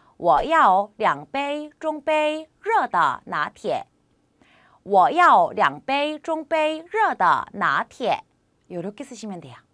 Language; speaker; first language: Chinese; non-native, fluent; Korean